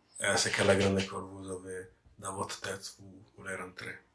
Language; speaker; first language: French; non-native, learner; English